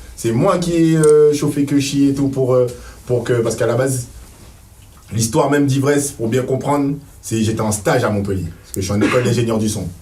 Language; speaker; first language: French; native; French